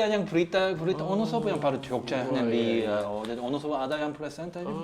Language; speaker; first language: Indonesian; non-native, learner; Korean